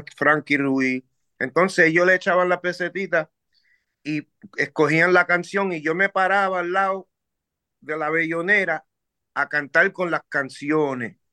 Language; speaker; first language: Spanish; early bilingual, heritage; Spanish